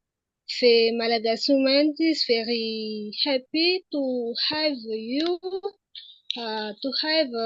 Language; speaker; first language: English; non-native, learner; Malagasy